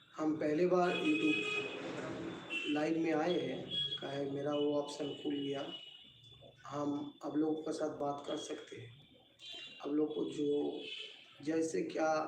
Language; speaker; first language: Hindi; non-native, local second language; Bangla